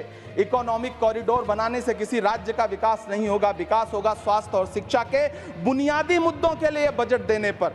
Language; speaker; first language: Hindi; native; Hindi